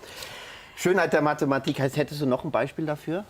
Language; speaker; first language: German; native; German